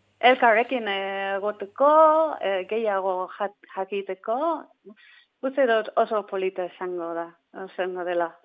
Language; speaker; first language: Basque; non-native, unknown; English